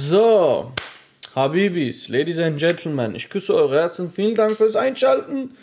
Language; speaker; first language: German; native; German